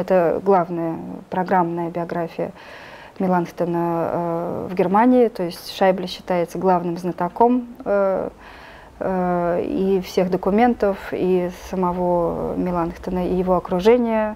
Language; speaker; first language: Russian; native; Russian